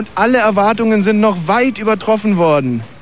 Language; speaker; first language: German; native; German